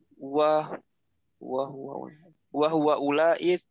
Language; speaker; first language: Arabic; non-native, learner; Indonesian